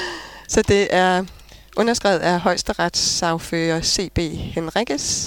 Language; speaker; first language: Danish; native; Danish